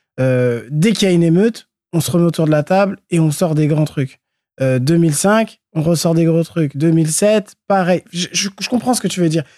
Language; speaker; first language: French; native; French